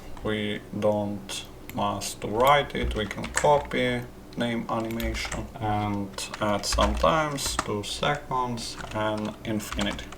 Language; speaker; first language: English; non-native, fluent; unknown